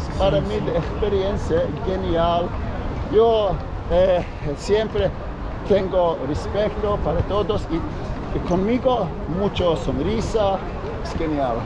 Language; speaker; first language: Spanish; non-native, learner; English